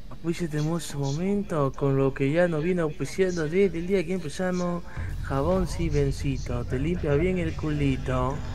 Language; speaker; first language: Spanish; native; Spanish